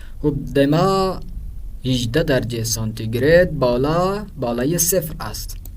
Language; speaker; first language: Persian; non-native, fluent; Urdu